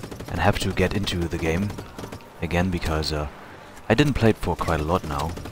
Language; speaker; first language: English; non-native, fluent; German